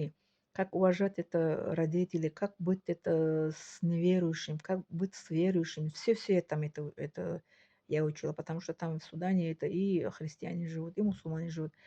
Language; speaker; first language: Russian; non-native, local second language; Tajik